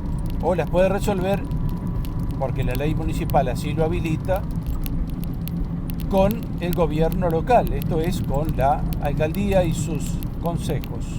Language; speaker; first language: Spanish; native; Spanish